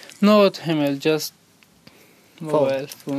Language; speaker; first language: English; non-native, learner; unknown